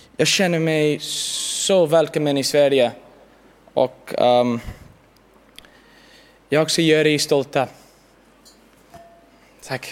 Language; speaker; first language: Swedish; early bilingual, heritage; English